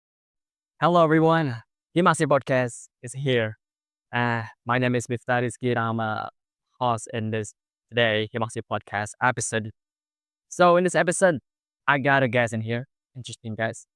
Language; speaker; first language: English; non-native, fluent; Indonesian